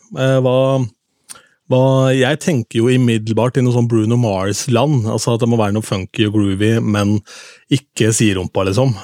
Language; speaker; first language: Norwegian; native; Norwegian